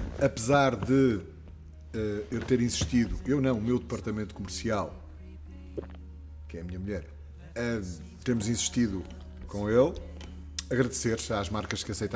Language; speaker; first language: Portuguese; native; Portuguese